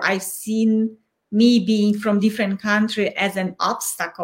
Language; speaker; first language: English; non-native, fluent; Polish